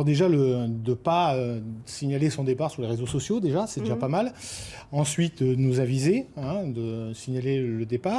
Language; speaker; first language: French; native; French